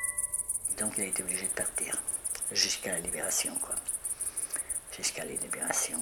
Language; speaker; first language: French; early bilingual, other home language; Spanish